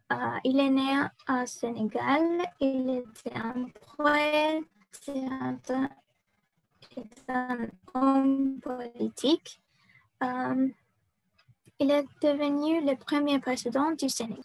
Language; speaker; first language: French; non-native, learner; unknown